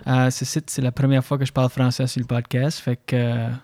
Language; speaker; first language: French; early bilingual, heritage; French